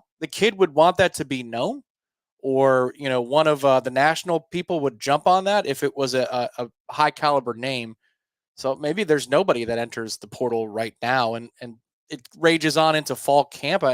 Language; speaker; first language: English; native; English